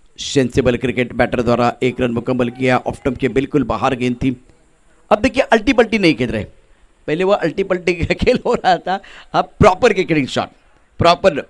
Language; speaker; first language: Hindi; non-native, local second language; Marathi